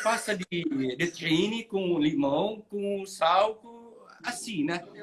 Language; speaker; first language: Portuguese; non-native, learner; Arabic